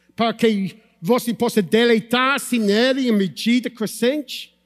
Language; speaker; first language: Portuguese; non-native, fluent; English